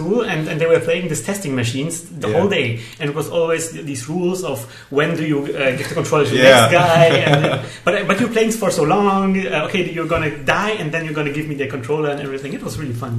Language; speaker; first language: English; non-native, fluent; Polish